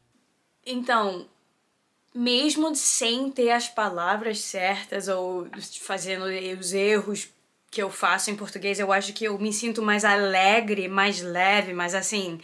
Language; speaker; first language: Portuguese; early bilingual, heritage; Portuguese